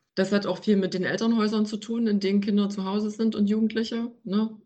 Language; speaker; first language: German; native; German